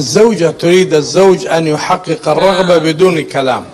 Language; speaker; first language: Arabic; native; Arabic